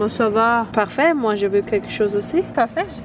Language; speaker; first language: French; non-native, learner; Japanese